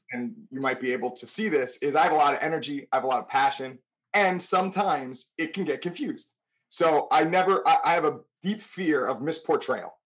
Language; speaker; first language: English; native; English